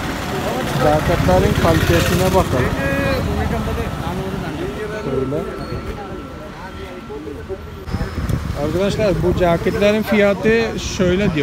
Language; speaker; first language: Turkish; non-native, fluent; Malayalam